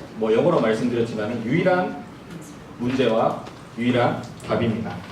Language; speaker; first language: Korean; non-native, fluent; Japanese